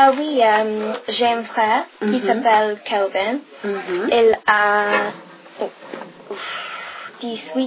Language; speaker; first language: French; non-native, learner; English